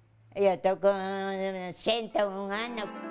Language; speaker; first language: Portuguese; early bilingual, other home language; Japanese